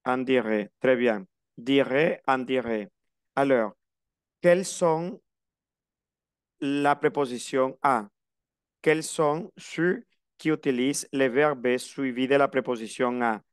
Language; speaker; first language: French; non-native, fluent; Spanish